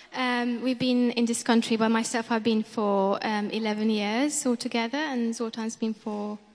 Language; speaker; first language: English; non-native, fluent; Romanian